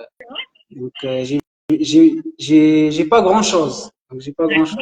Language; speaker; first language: French; non-native, local second language; Arabic